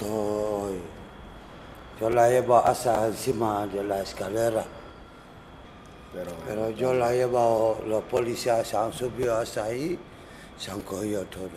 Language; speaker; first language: Spanish; non-native, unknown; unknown